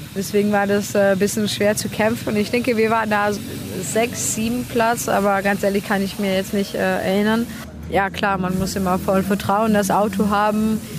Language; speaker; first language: German; non-native, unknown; Czech